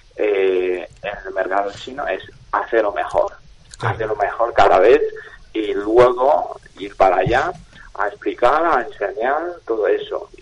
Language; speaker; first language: Spanish; non-native, fluent; Chinese